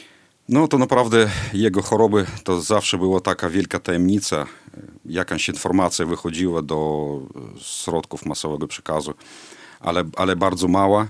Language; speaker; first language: Polish; non-native, fluent; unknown